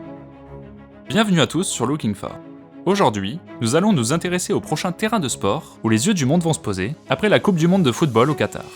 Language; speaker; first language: French; native; French